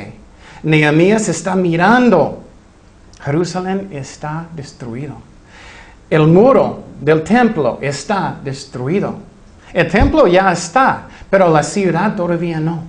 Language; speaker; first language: Spanish; non-native, fluent; English